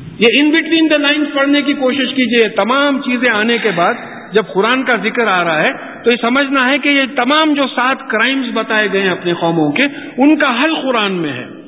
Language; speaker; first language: Urdu; native; Urdu